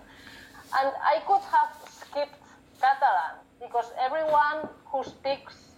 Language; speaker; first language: English; non-native, fluent; Catalan